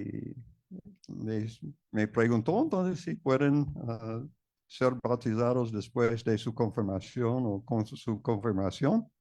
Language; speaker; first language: Spanish; non-native, fluent; English